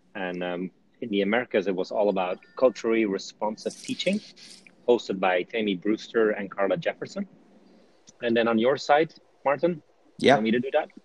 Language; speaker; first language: English; non-native, fluent; Dutch